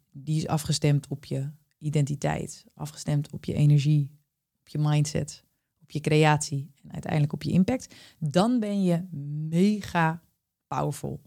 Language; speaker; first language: Dutch; native; Dutch